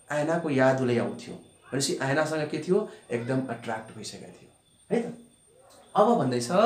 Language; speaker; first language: Nepali; non-native, local second language; Bhojpuri